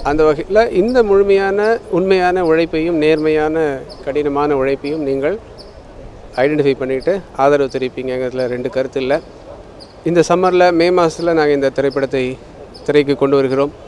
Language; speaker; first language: Tamil; native; Tamil